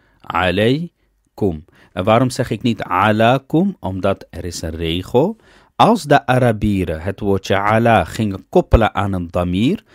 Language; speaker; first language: Dutch; early bilingual, other home language; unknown